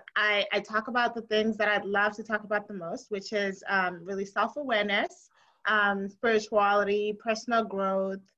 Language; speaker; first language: English; non-native, local second language; Shona